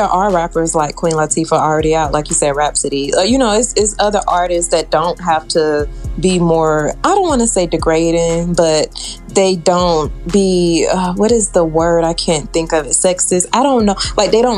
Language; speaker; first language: English; native; English